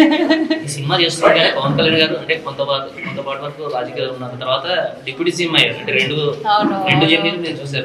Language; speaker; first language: Telugu; native; Telugu